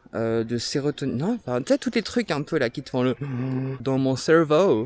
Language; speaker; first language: French; native; French